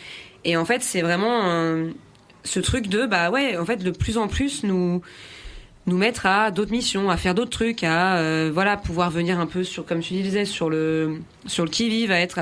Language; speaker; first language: French; native; French